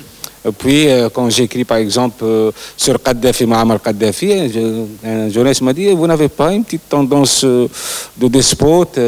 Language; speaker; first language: French; non-native, local second language; Arabic